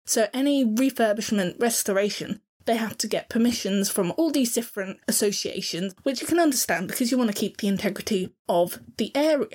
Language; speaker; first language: English; native; English